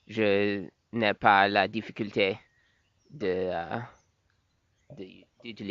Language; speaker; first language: French; non-native, local second language; English